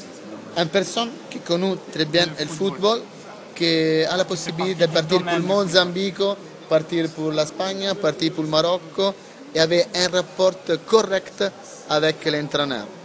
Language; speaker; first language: French; non-native, learner; Italian